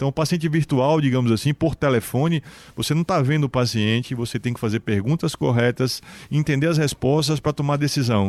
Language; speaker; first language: Portuguese; native; Portuguese